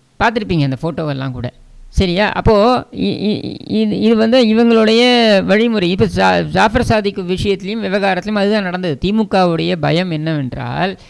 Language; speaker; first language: Tamil; native; Tamil